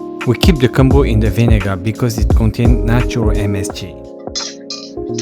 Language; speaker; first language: English; non-native, fluent; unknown